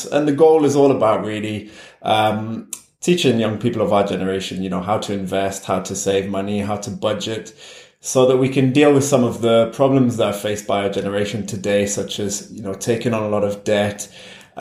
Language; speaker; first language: English; native; English